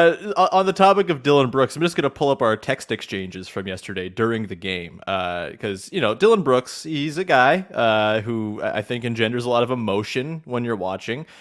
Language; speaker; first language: English; native; English